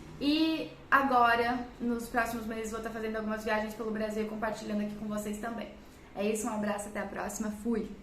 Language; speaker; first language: Portuguese; native; Portuguese